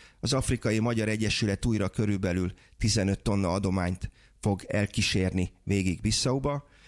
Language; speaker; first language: Hungarian; native; Hungarian